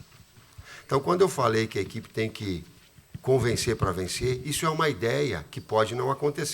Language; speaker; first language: Portuguese; native; Portuguese